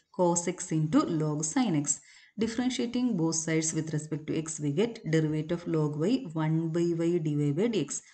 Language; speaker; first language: English; non-native, local second language; Malayalam